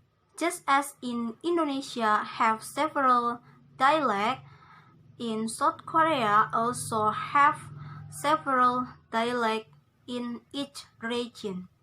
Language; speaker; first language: English; non-native, learner; Indonesian